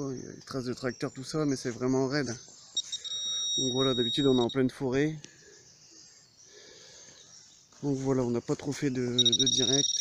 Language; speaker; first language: French; native; French